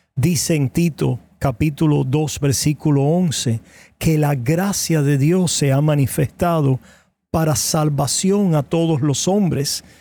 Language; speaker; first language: Spanish; native; Spanish